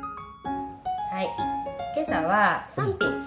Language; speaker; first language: Japanese; native; Japanese